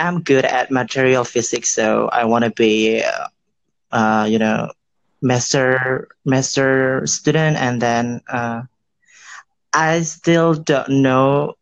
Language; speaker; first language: English; non-native, fluent; Indonesian